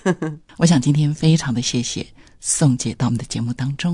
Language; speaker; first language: Chinese; native; Chinese